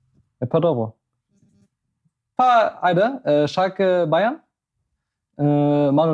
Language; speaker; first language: Macedonian; early bilingual, heritage; German